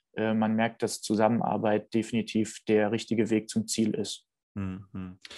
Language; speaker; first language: German; native; German